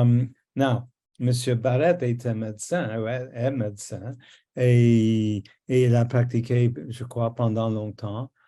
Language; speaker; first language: French; non-native, local second language; English